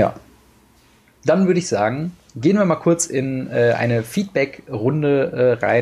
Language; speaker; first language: German; native; German